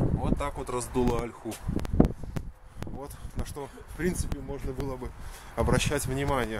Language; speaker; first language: Russian; native; Russian